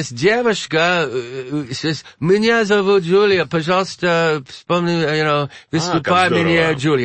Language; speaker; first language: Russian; non-native, learner; English